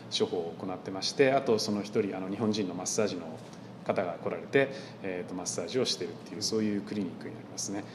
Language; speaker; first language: Japanese; native; Japanese